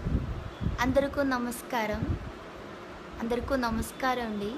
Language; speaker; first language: Telugu; non-native, learner; Malayalam